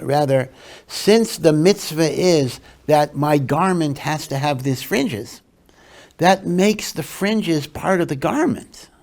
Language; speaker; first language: English; native; English